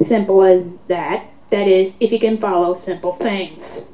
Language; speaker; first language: English; native; English